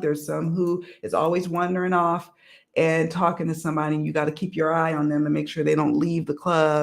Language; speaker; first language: English; native; English